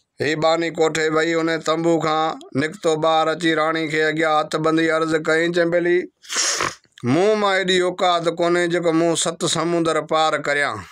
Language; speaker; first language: Sindhi; non-native, local second language; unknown